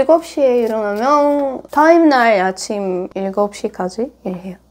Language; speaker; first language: Korean; non-native, learner; Russian